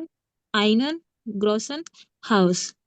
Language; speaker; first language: German; non-native, learner; Indonesian